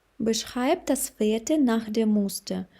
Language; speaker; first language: German; non-native, fluent; Ukrainian